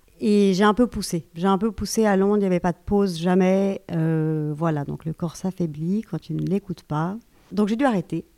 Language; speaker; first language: French; native; French